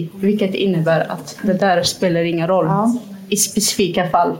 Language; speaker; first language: Swedish; non-native, fluent; Kurdish